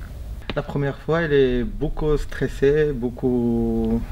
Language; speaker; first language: French; non-native, learner; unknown